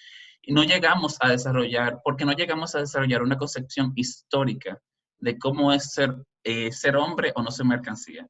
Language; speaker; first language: Spanish; native; Spanish